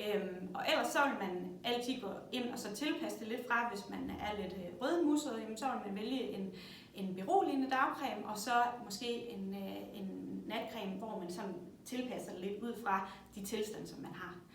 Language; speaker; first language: Danish; native; Danish